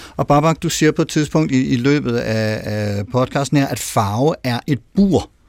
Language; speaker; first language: Danish; native; Danish